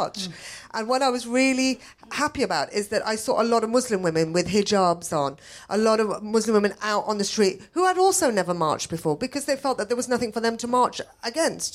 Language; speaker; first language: English; native; English